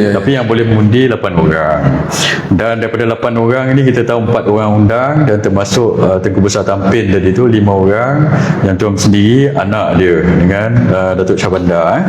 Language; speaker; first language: Malay; native; Malay